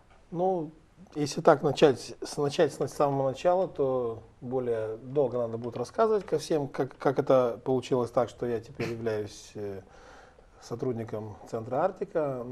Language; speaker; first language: Russian; non-native, local second language; Gagauz